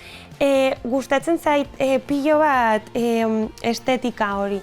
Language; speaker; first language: Basque; non-native, local second language; Spanish